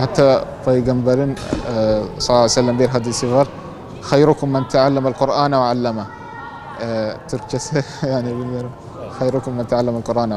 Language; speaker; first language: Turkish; non-native, learner; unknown